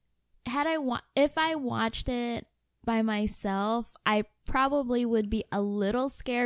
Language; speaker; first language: English; non-native, local second language; Filipino